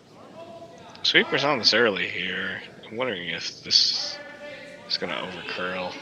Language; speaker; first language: English; native; English